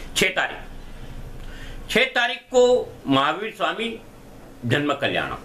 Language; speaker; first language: Hindi; non-native, local second language; Gujarati